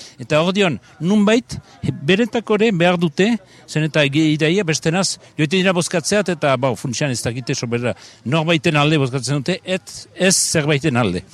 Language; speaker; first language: Basque; native; Basque